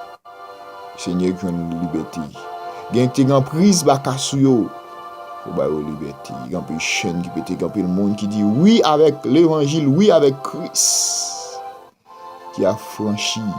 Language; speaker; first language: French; non-native, local second language; Haitian Creole